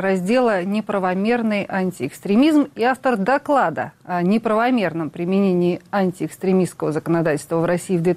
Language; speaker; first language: Russian; native; Russian